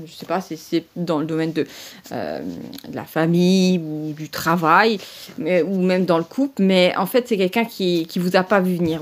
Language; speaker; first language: French; native; French